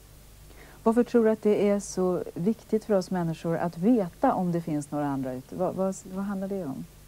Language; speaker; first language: Swedish; native; Swedish